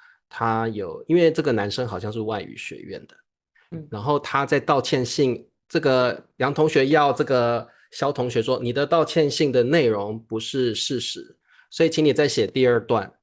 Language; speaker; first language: Chinese; native; Chinese